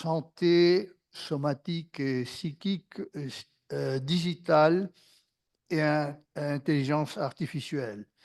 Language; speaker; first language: French; non-native, fluent; Spanish